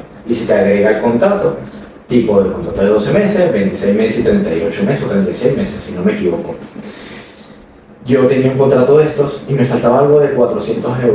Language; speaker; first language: Spanish; native; Spanish